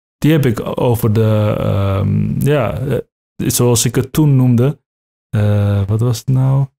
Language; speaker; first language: Dutch; early bilingual, other home language; Turkish